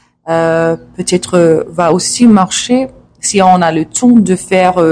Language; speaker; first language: French; non-native, learner; English